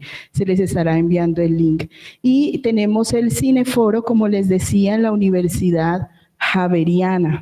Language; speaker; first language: Spanish; native; Spanish